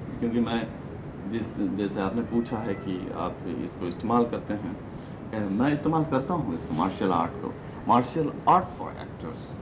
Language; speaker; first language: Hindi; non-native, local second language; Manipuri